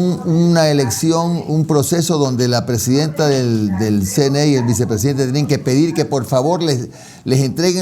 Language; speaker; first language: Spanish; native; Spanish